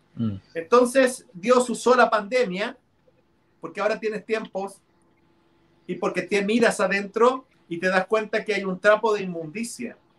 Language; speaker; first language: Spanish; non-native, local second language; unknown